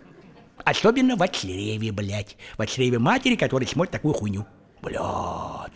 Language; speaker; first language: Russian; native; Russian